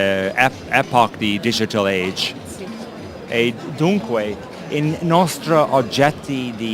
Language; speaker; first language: Italian; non-native, learner; English